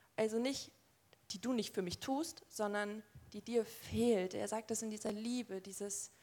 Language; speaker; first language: German; native; German